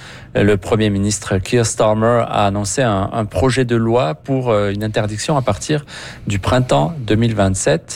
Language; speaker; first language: French; native; French